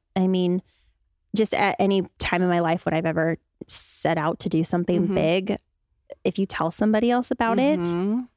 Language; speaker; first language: English; native; English